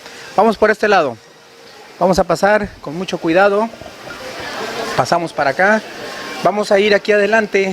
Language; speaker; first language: Spanish; native; Spanish